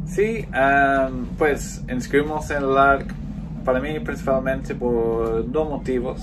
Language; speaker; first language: Spanish; non-native, fluent; English